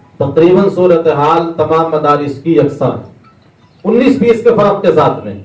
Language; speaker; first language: Urdu; native; Urdu